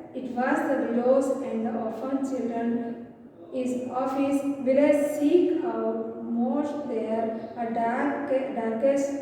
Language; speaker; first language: English; non-native, local second language; Hindi